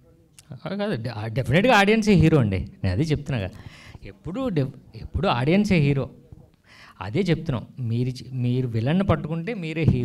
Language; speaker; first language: Telugu; native; Telugu